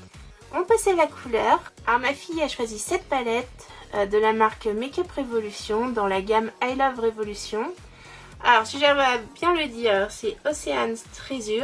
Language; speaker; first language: French; native; French